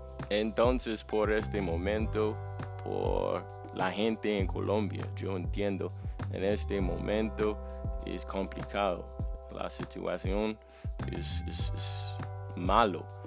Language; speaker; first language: Spanish; non-native, learner; English